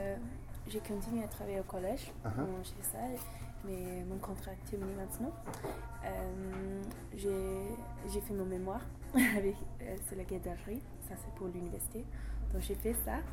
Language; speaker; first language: French; non-native, learner; English